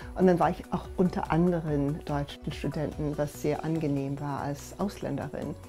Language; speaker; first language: German; early bilingual, other home language; English